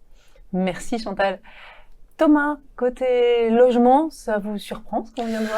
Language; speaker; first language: French; native; French